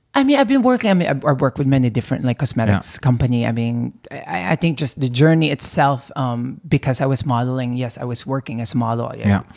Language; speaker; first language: English; non-native, local second language; Filipino